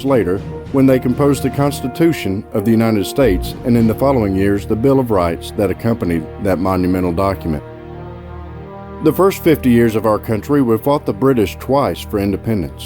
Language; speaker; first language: English; native; English